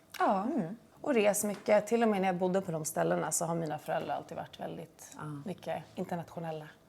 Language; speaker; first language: Swedish; early bilingual, heritage; Swedish